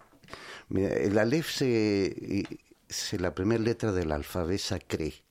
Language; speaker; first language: French; non-native, learner; Spanish